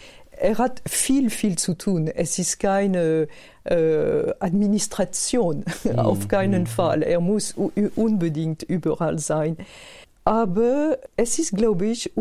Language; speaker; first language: German; non-native, fluent; French